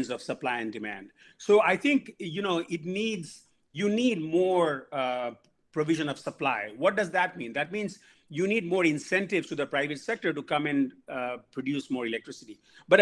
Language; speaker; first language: English; non-native, local second language; Bangla